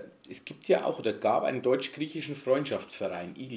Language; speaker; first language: German; native; German